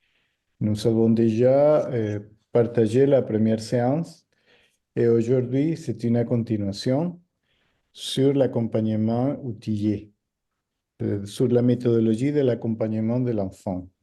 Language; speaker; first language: French; non-native, fluent; Spanish